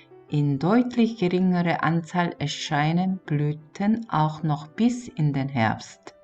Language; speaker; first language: German; non-native, fluent; Korean